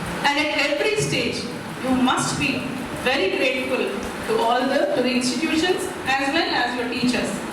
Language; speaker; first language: English; non-native, local second language; Kannada